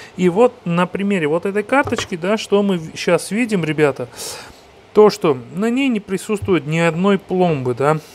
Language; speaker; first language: Russian; non-native, fluent; Georgian